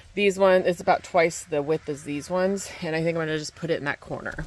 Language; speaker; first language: English; native; English